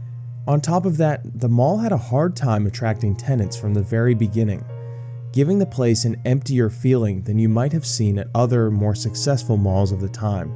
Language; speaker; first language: English; native; English